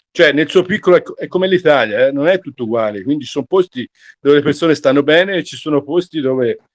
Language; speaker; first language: Italian; native; Italian